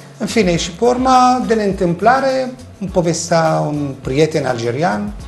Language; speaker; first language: Romanian; non-native, fluent; Arabic